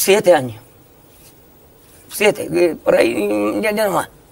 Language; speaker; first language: Spanish; native; Spanish